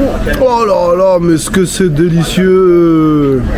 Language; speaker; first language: French; native; French